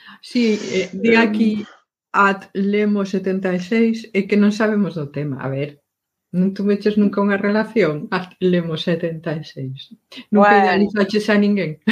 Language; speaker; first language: Galician; non-native, local second language; Spanish